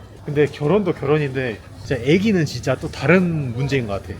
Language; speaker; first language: Korean; native; Korean